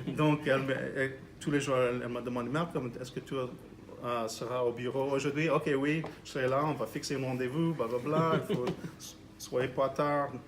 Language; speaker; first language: French; non-native, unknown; English